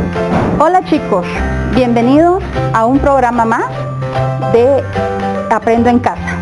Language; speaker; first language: Spanish; native; Spanish